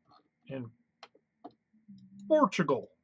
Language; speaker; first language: English; native; English